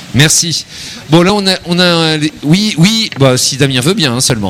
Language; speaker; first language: French; native; French